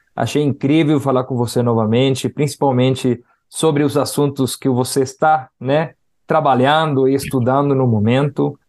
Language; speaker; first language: Portuguese; non-native, fluent; Spanish